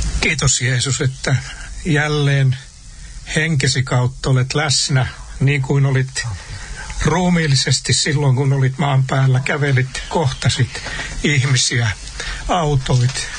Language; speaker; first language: Finnish; native; Finnish